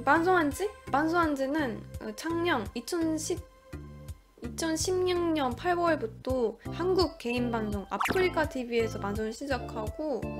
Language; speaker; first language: Korean; non-native, fluent; Japanese